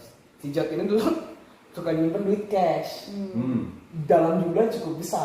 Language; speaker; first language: Indonesian; native; Indonesian